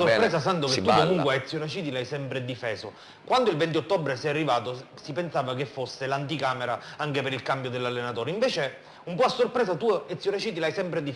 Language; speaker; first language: Italian; native; Italian